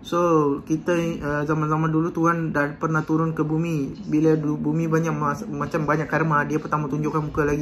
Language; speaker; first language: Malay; non-native, local second language; Tamil